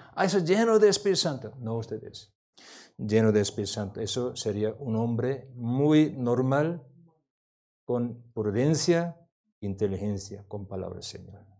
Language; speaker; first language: Spanish; non-native, learner; Korean